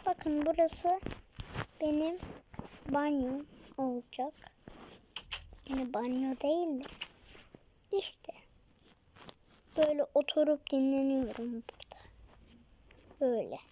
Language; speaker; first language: Turkish; native; Turkish